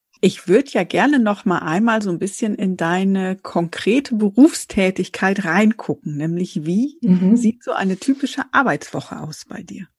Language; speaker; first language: German; native; German